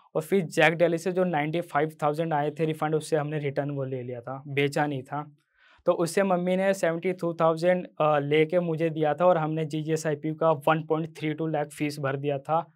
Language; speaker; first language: Hindi; native; Hindi